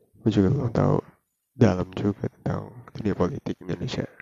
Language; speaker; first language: Indonesian; native; Indonesian